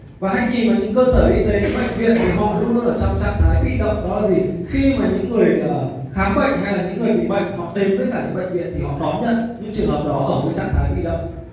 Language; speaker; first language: Vietnamese; native; Vietnamese